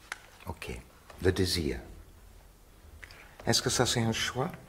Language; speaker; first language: French; non-native, fluent; English